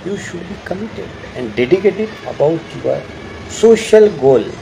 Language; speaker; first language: English; non-native, local second language; Marathi